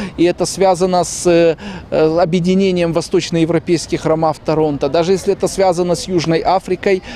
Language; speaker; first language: Russian; native; Russian